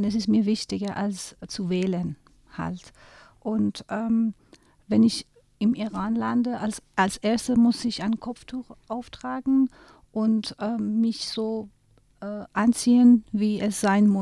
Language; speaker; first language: German; non-native, fluent; Persian